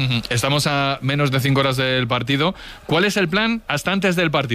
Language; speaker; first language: Spanish; native; Spanish